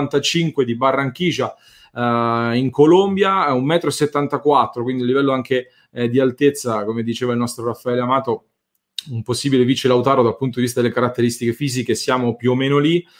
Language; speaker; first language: Italian; native; Italian